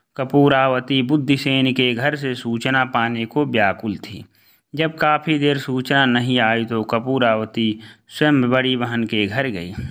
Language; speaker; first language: Hindi; native; Hindi